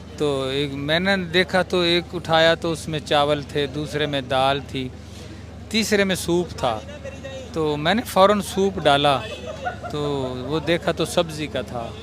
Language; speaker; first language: Urdu; non-native, local second language; Punjabi